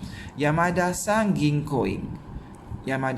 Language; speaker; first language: Japanese; non-native, fluent; Malay